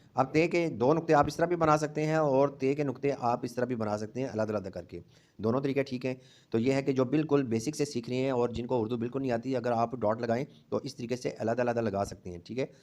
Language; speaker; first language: Urdu; non-native, local second language; Punjabi